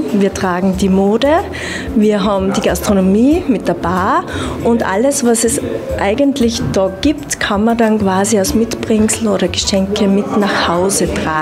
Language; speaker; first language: German; native; German